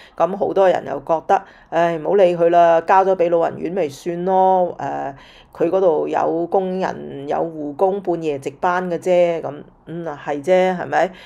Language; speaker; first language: Cantonese; native; Cantonese